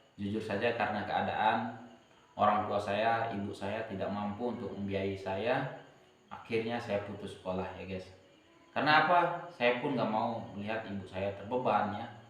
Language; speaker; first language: Malay; non-native, local second language; Sasak